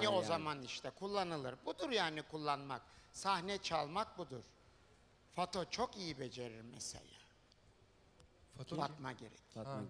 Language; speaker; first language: Turkish; native; Turkish